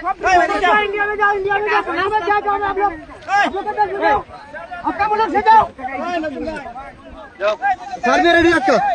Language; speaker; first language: Hindi; non-native, learner; Bangla